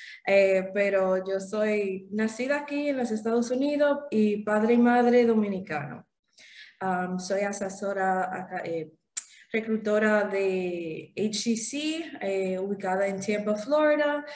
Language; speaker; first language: Spanish; early bilingual, heritage; Spanish